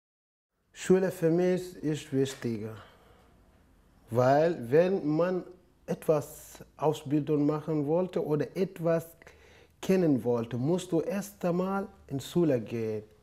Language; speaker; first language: German; non-native, learner; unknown